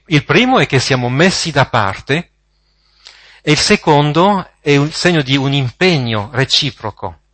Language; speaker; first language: Italian; non-native, fluent; French